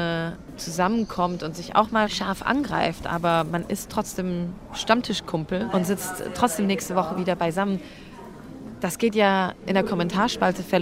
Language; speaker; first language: German; native; German